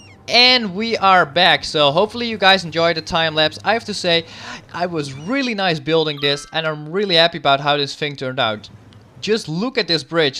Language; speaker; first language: English; non-native, fluent; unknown